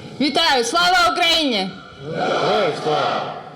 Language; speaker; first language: Ukrainian; non-native, learner; Georgian